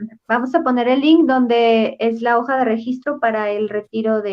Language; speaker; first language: Spanish; native; Spanish